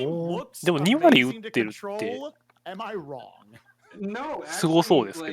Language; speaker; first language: Japanese; native; Japanese